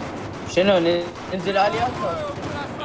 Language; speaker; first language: Arabic; native; Arabic